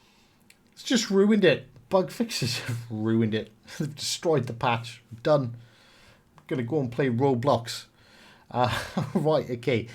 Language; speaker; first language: English; native; English